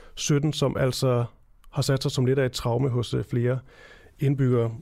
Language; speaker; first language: Danish; native; Danish